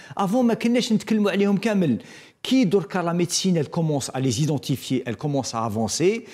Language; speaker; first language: French; non-native, local second language; Arabic